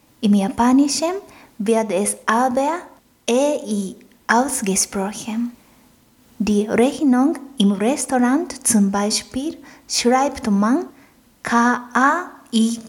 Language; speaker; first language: German; non-native, fluent; Japanese